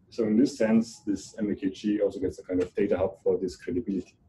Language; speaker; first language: English; non-native, fluent; German